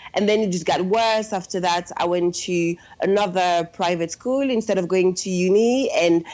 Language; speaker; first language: English; non-native, fluent; French